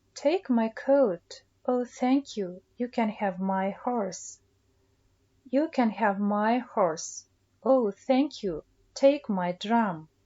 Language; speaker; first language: English; non-native, fluent; Kazakh